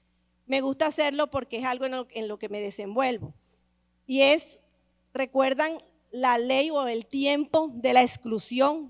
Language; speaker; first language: Spanish; native; Spanish